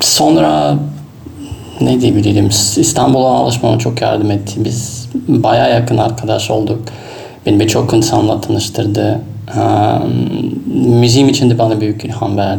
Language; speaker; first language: Turkish; non-native, fluent; Russian